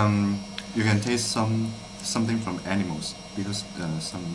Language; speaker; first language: English; non-native, learner; Chinese